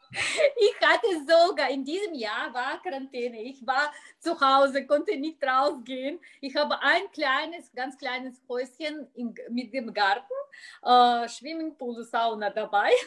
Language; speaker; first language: German; non-native, learner; Russian